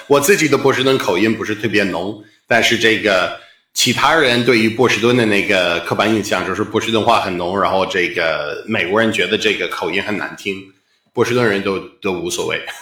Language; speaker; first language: Chinese; non-native, fluent; English